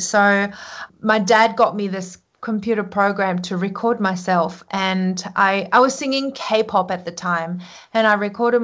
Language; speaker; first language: English; early bilingual, other home language; Korean